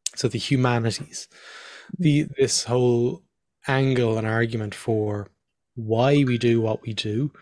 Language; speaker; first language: English; native; English